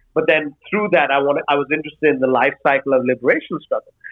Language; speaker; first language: English; non-native, local second language; Bangla